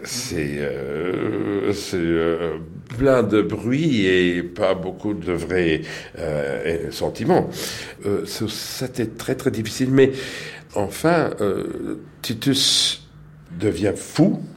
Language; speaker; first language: French; non-native, learner; English